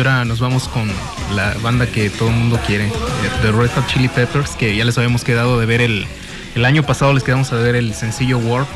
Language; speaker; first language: Spanish; native; Spanish